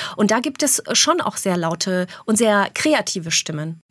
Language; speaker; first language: German; early bilingual, other home language; Albanian